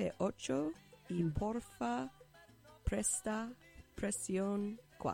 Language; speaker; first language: Spanish; non-native, learner; English